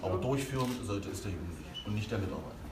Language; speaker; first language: German; native; German